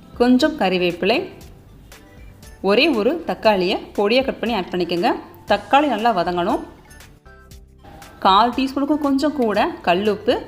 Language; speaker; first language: Tamil; native; Tamil